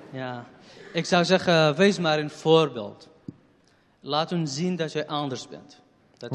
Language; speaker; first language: Dutch; non-native, fluent; Kurdish